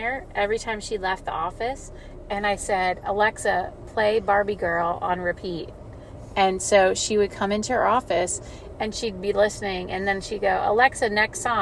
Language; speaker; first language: English; native; English